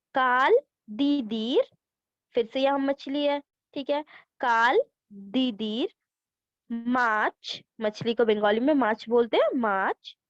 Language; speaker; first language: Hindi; non-native, local second language; Bangla